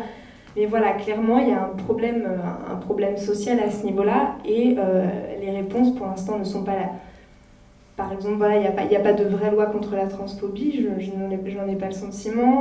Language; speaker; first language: French; native; French